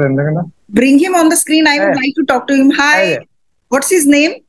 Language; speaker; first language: English; non-native, local second language; Hindi